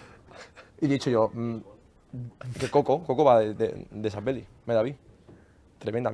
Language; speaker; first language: Spanish; native; Spanish